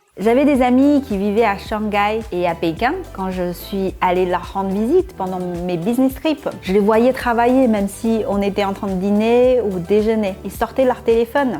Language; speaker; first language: French; non-native, fluent; Chinese